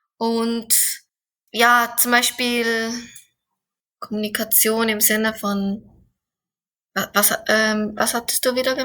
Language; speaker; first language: German; non-native, fluent; Korean